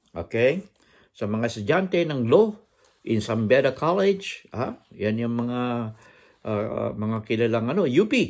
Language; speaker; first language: Filipino; native; Filipino